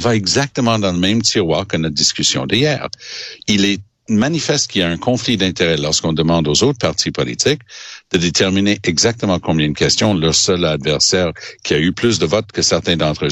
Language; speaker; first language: French; native; French